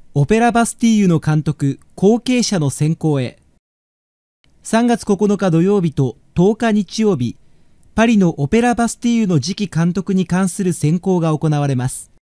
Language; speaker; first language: Japanese; native; Japanese